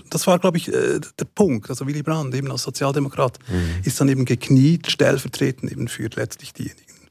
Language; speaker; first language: German; native; German